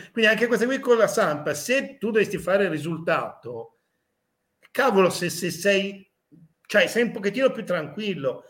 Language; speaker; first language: Italian; native; Italian